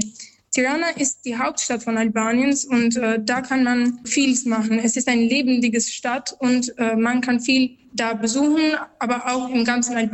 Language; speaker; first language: German; non-native, fluent; Albanian